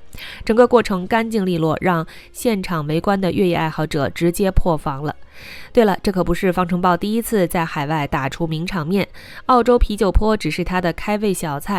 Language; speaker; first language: Chinese; native; Chinese